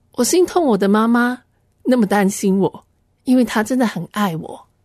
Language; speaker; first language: Chinese; non-native, local second language; Cantonese